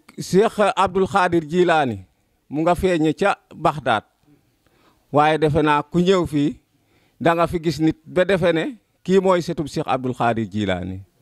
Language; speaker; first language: Wolof; non-native, local second language; Serer